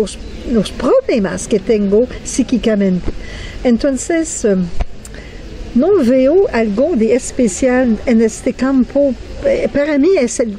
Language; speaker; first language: Spanish; non-native, fluent; French